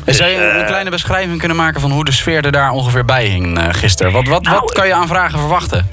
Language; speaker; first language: Dutch; native; Dutch